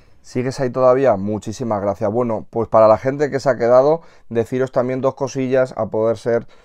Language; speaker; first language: Spanish; native; Spanish